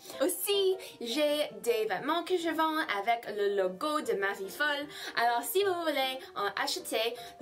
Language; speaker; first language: French; non-native, fluent; English